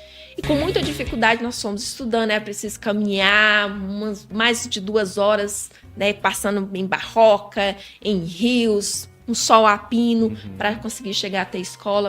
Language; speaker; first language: Portuguese; native; Portuguese